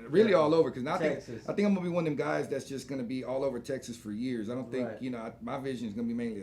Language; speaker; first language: English; native; English